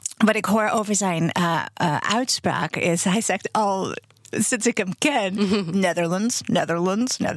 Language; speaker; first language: Dutch; non-native, fluent; English